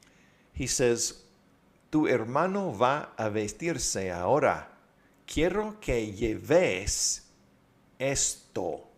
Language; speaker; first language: Spanish; non-native, fluent; English